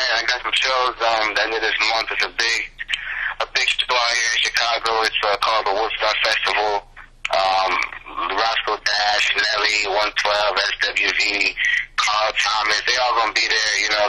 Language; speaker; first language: English; native; English